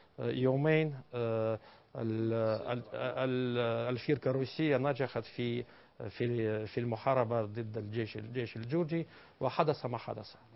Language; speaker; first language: Arabic; non-native, fluent; Russian